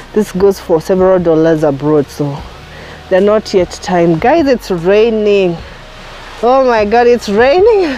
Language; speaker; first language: English; non-native, local second language; Kikuyu